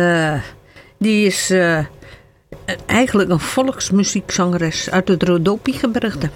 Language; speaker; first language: Dutch; native; Dutch